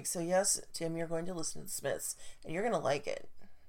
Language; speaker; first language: English; native; English